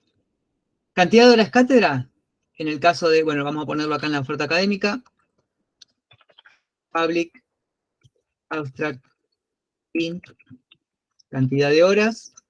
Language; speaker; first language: Spanish; native; Spanish